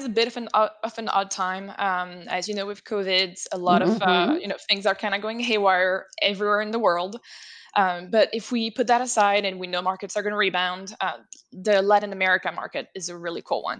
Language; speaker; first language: English; non-native, fluent; French